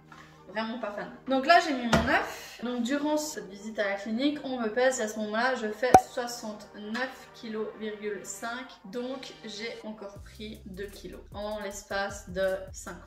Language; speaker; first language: French; native; French